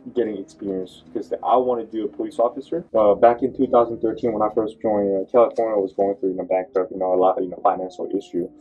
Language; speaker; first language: English; non-native, learner; Korean